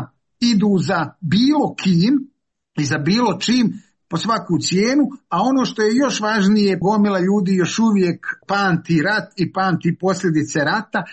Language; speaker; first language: Serbian; native; Serbian